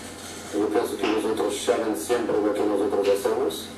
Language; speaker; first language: Spanish; non-native, fluent; Portuguese